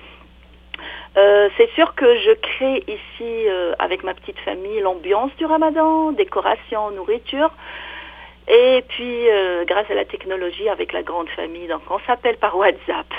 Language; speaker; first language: French; non-native, local second language; Arabic